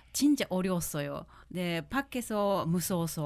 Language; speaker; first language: Korean; non-native, learner; Japanese